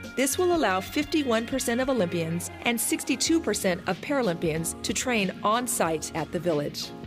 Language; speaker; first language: English; native; English